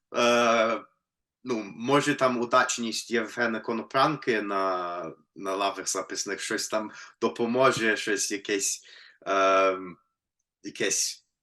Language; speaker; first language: Ukrainian; non-native, fluent; English